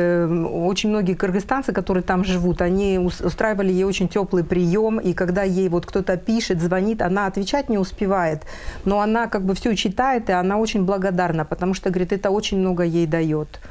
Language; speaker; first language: Russian; native; Russian